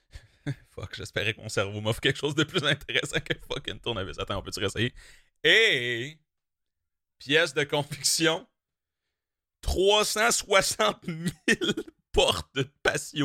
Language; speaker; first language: French; native; French